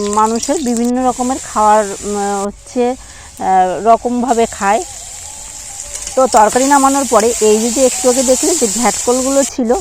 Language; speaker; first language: Bangla; native; Bangla